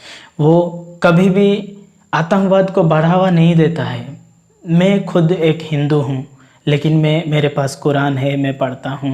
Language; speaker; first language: Hindi; non-native, local second language; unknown